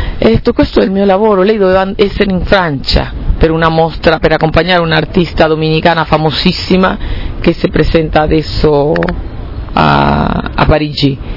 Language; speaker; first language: Italian; non-native, fluent; Spanish